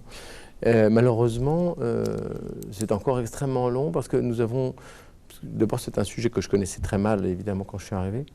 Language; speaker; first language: French; native; French